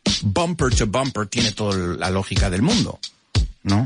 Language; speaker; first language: Spanish; early bilingual, heritage; Spanish